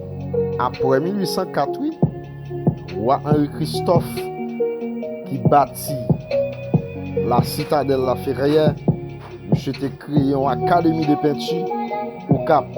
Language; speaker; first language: French; non-native, learner; Haitian Creole